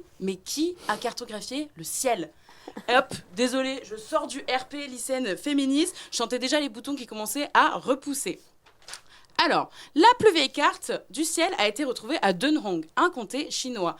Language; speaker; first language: French; native; French